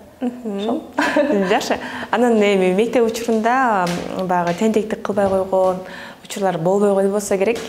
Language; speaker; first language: Kyrgyz; native; Kyrgyz